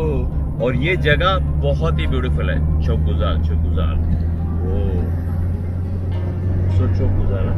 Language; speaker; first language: Turkish; non-native, learner; Hindi